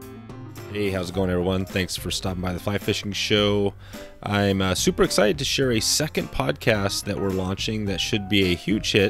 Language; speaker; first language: English; native; English